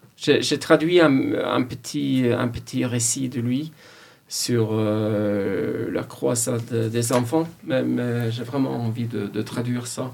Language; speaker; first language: French; non-native, fluent; Norwegian